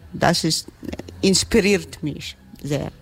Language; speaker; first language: German; non-native, learner; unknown